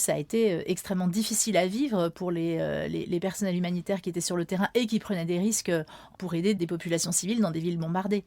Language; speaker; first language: French; native; French